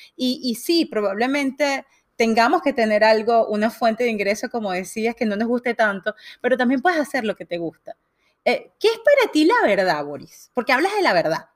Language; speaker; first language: Spanish; native; Spanish